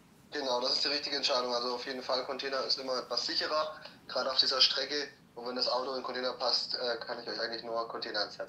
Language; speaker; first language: German; native; German